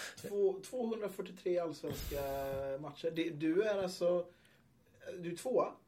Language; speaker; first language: Swedish; native; Swedish